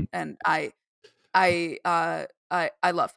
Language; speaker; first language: English; native; English